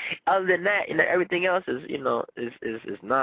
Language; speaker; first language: English; non-native, fluent; Spanish